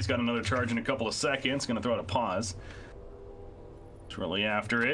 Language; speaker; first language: English; native; English